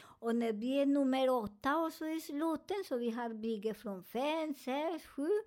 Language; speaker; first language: Swedish; non-native, learner; Spanish